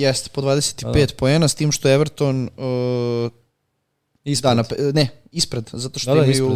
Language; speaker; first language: Serbian; native; Serbian